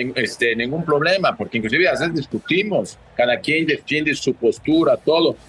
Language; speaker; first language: Spanish; early bilingual, other home language; Portuguese